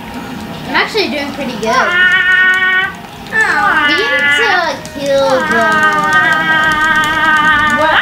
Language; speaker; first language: English; native; English